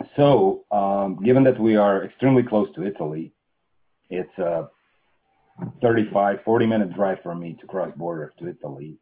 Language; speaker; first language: English; non-native, fluent; Russian